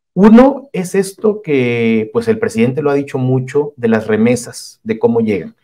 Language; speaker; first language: Spanish; native; Spanish